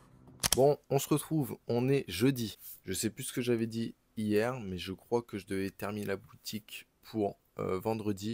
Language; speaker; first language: French; native; French